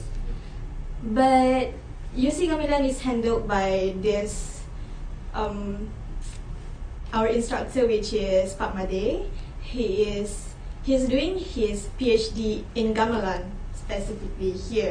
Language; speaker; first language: English; non-native, local second language; Malay